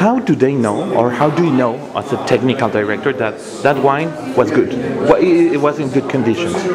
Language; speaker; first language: English; non-native, fluent; Spanish